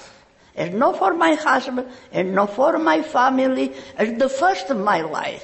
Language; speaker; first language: English; non-native, learner; Catalan